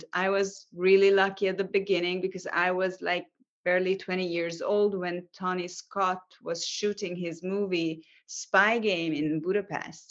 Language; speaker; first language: English; non-native, fluent; Hungarian